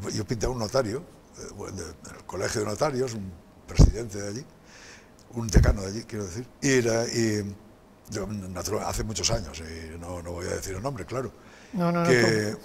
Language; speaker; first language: Spanish; native; Spanish